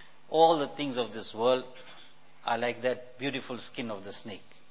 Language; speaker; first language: English; native; English